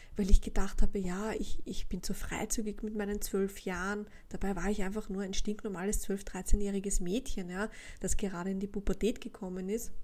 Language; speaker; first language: German; native; German